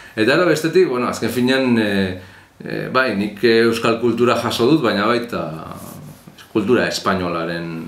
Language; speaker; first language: Basque; non-native, local second language; Spanish